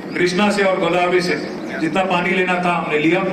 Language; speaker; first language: Hindi; non-native, local second language; Telugu